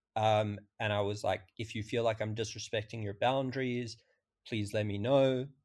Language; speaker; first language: English; native; English